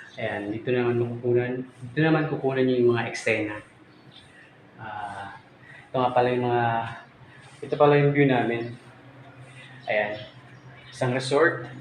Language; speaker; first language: Filipino; non-native, local second language; Bikol